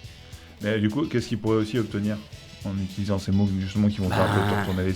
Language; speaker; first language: French; native; French